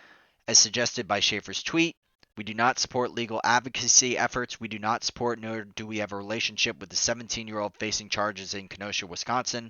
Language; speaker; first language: English; native; English